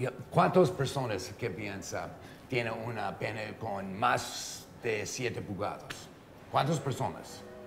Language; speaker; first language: Spanish; non-native, learner; English